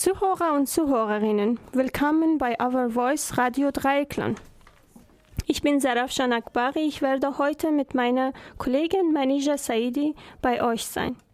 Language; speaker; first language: German; non-native, learner; Persian